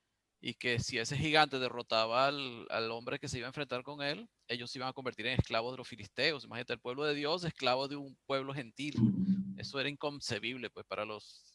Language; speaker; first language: Spanish; native; Spanish